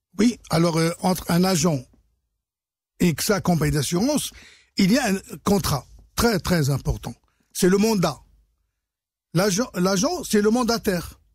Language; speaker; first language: French; non-native, local second language; Arabic